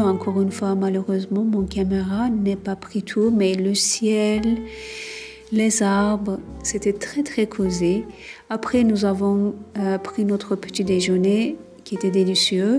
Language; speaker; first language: French; non-native, fluent; Turkish